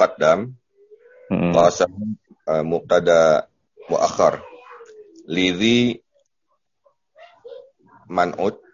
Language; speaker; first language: Arabic; non-native, learner; Indonesian